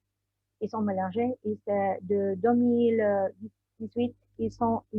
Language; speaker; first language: French; non-native, learner; Spanish